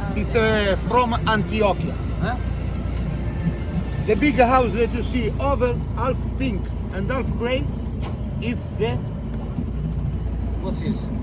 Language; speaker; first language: English; non-native, fluent; Italian